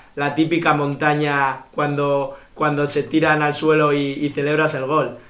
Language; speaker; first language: Spanish; native; Spanish